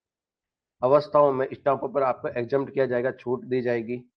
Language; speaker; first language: Hindi; native; Hindi